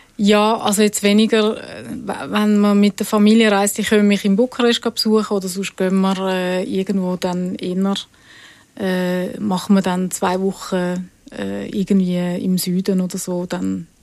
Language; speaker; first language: German; native; German